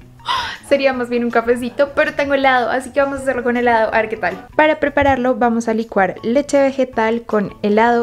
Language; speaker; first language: Spanish; native; Spanish